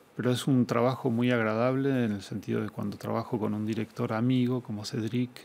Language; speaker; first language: Spanish; native; Spanish